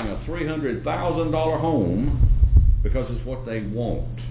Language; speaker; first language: English; native; English